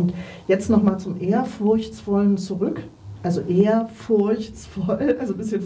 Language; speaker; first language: German; native; German